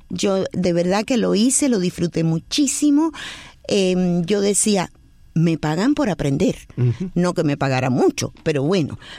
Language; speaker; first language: Spanish; native; Spanish